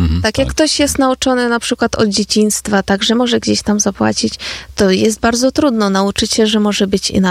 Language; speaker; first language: Polish; non-native, fluent; Ukrainian